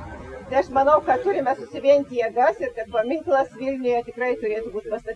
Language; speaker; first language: Lithuanian; native; Lithuanian